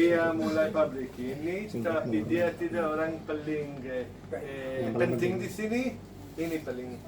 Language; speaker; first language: Indonesian; non-native, fluent; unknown